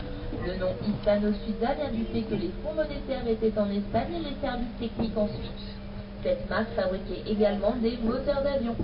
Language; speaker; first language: French; native; French